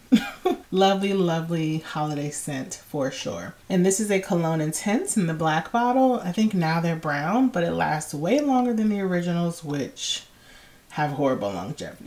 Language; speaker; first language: English; native; English